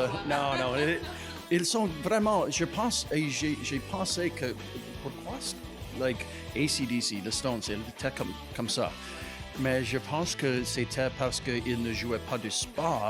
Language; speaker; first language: French; non-native, local second language; English